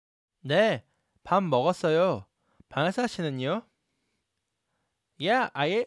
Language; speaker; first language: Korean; non-native, learner; English